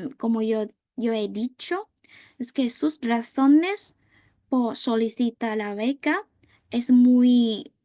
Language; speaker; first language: Spanish; non-native, fluent; Vietnamese